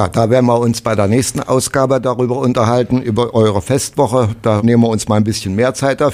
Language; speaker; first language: German; native; German